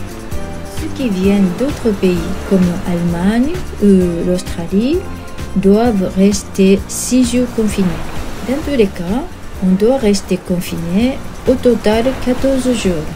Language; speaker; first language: French; non-native, fluent; Japanese